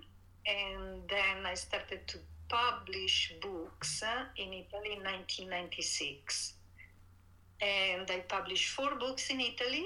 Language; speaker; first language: English; non-native, fluent; Italian